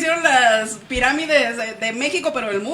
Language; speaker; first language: Spanish; native; Spanish